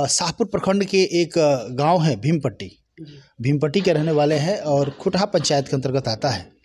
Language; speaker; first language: Hindi; native; Hindi